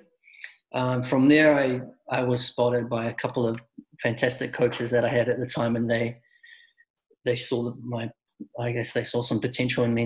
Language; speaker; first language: English; native; English